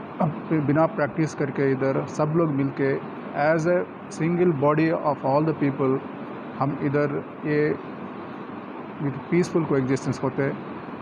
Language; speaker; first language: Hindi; non-native, local second language; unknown